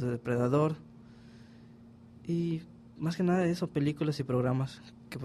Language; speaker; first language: Spanish; native; Spanish